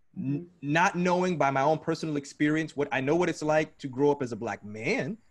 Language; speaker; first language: English; native; English